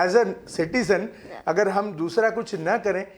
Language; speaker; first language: Hindi; non-native, local second language; Gujarati